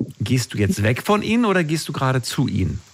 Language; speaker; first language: German; native; German